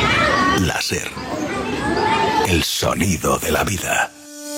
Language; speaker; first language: Spanish; native; Spanish